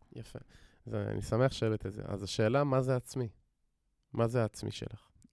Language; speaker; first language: Hebrew; native; Hebrew